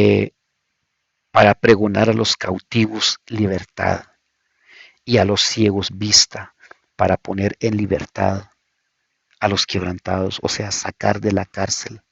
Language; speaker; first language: Spanish; native; Spanish